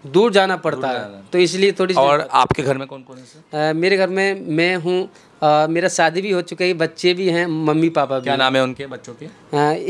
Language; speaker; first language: Hindi; native; Hindi